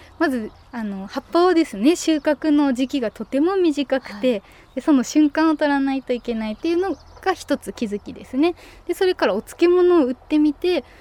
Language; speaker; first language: Japanese; native; Japanese